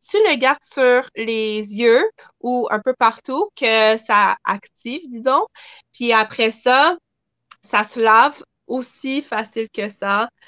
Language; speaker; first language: French; native; French